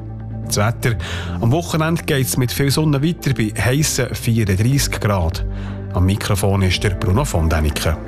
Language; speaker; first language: German; native; German